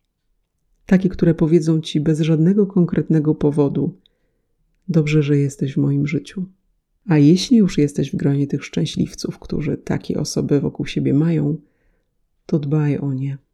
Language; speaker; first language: Polish; native; Polish